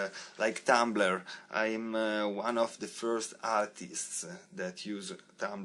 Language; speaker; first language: English; non-native, learner; Italian